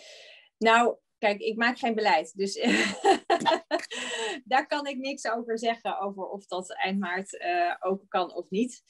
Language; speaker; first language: Dutch; native; Dutch